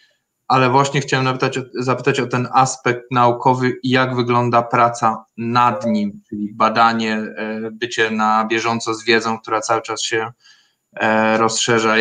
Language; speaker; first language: Polish; native; Polish